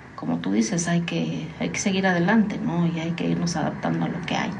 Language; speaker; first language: Spanish; native; Spanish